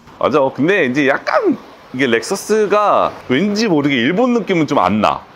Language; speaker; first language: Korean; native; Korean